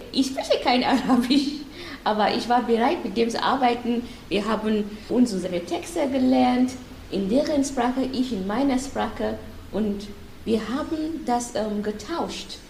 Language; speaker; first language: German; non-native, fluent; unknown